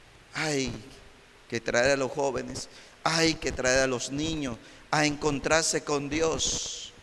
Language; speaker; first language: Spanish; native; Spanish